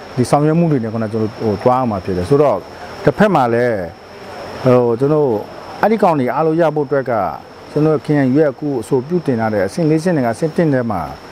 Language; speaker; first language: Burmese; non-native, local second language; S'gaw Karen